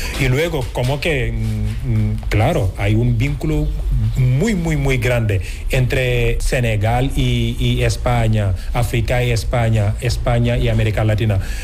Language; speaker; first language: Spanish; non-native, fluent; Wolof